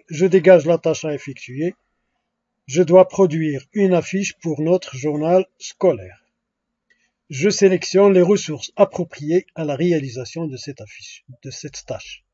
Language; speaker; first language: French; non-native, local second language; Arabic